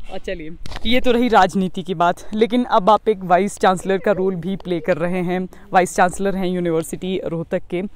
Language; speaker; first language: Hindi; native; Hindi